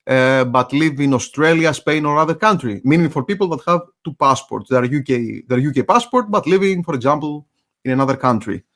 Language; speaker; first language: English; non-native, fluent; Greek